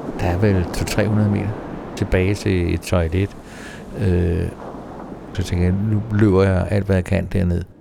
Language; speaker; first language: Danish; native; Danish